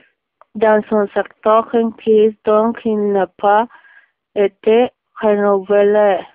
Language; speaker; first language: French; non-native, learner; Spanish